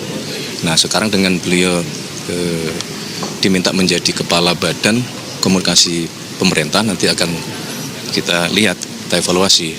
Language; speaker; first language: Indonesian; native; Indonesian